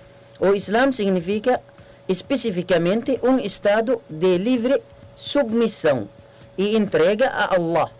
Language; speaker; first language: Portuguese; non-native, learner; Arabic